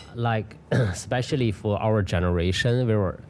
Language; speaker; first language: English; non-native, fluent; Chinese